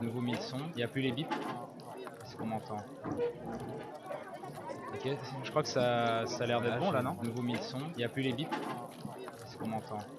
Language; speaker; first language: French; native; French